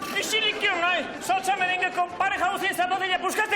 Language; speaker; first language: Basque; native; Basque